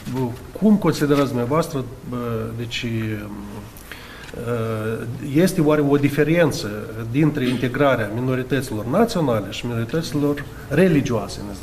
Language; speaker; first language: Romanian; native; Romanian